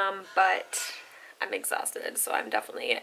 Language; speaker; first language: English; native; English